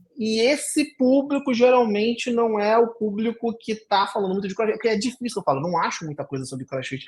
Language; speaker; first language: Portuguese; native; Portuguese